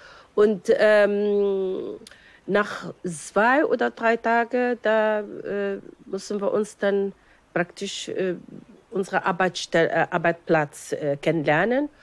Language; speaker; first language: German; non-native, fluent; Arabic